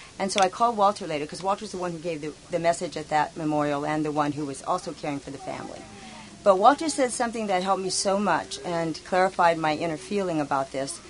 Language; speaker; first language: English; native; English